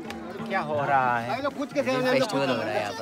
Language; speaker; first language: Hindi; native; Hindi